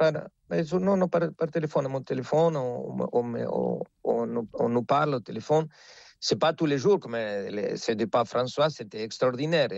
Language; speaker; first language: French; non-native, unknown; Spanish